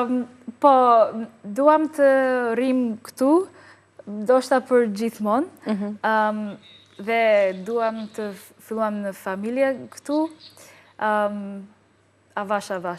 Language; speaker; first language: Albanian; non-native, learner; English